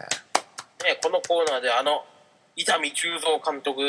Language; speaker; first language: Japanese; native; Japanese